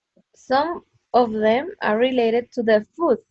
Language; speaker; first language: English; non-native, fluent; Spanish